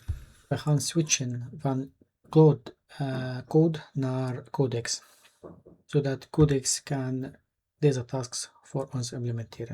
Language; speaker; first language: Dutch; non-native, fluent; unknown